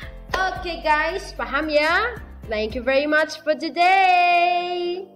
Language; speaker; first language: English; non-native, fluent; Indonesian